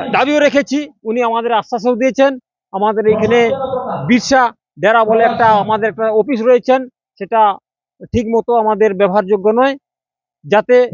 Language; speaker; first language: Bangla; non-native, local second language; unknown